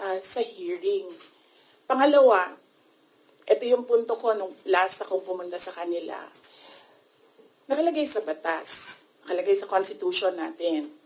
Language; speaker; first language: Filipino; non-native, local second language; Cebuano